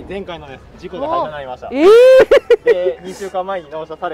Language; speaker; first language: Japanese; native; Japanese